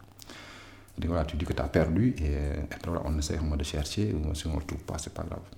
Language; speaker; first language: French; non-native, local second language; Wolof